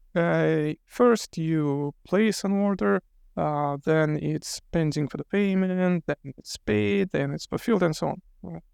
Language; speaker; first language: English; non-native, fluent; Lithuanian